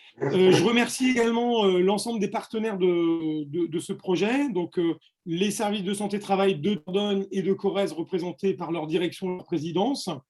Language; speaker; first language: French; native; French